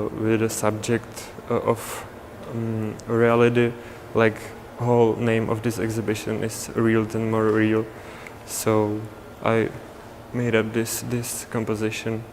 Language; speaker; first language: English; non-native, learner; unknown